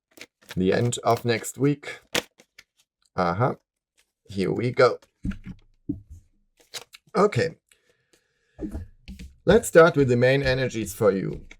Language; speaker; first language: English; non-native, fluent; German